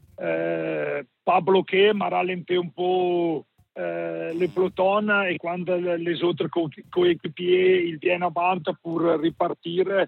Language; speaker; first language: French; non-native, learner; Italian